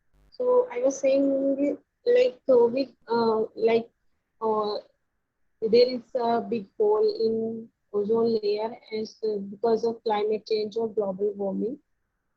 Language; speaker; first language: English; non-native, learner; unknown